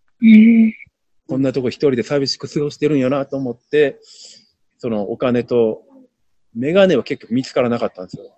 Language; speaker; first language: Japanese; native; Japanese